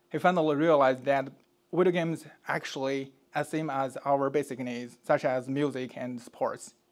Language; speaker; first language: English; non-native, fluent; Chinese